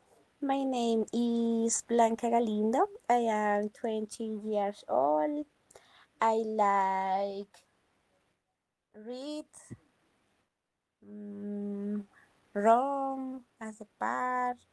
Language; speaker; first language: English; non-native, learner; Spanish